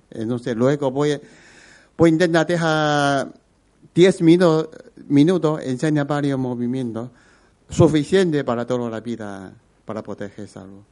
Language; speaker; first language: Spanish; non-native, learner; Chinese